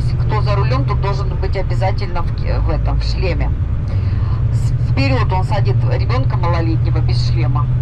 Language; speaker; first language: Russian; native; Russian